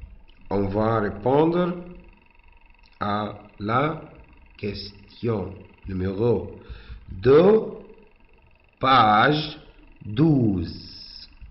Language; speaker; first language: French; non-native, fluent; Arabic